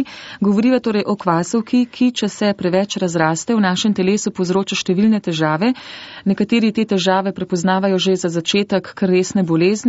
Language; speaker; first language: Slovenian; native; Slovenian